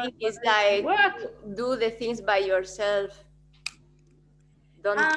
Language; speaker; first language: English; non-native, fluent; Spanish